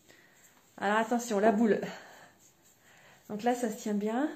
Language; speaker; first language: French; native; French